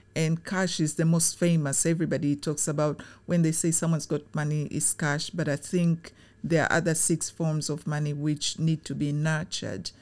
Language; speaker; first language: English; non-native, local second language; Swahili